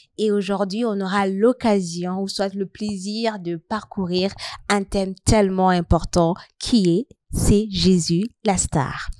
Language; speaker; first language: French; non-native, local second language; Rundi